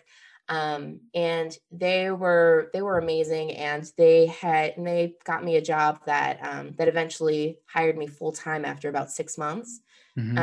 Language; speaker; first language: English; native; English